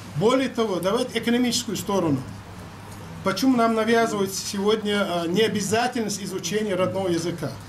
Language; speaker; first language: Russian; non-native, local second language; Chechen